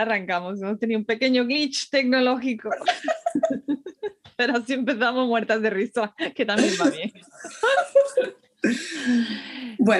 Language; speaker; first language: Spanish; native; Spanish